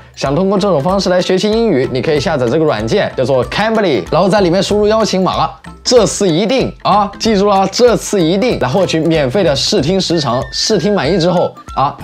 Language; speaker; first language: Chinese; native; Chinese